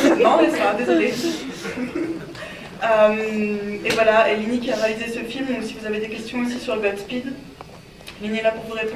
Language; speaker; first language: French; native; French